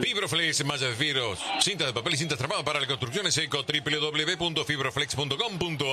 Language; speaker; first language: Spanish; native; Spanish